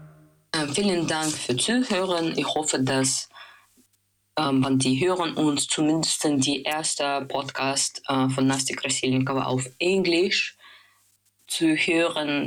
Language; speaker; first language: German; non-native, fluent; Russian